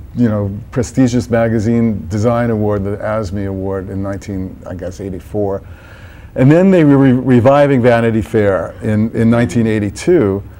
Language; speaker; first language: English; native; English